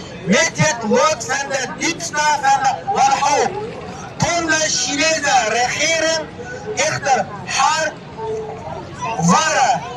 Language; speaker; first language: Dutch; non-native, learner; Uyghur